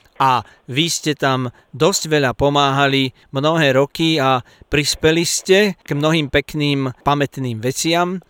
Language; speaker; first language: Slovak; native; Slovak